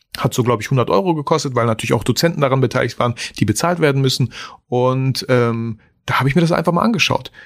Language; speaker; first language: German; early bilingual, other home language; Russian